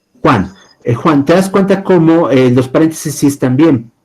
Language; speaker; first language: Spanish; native; Spanish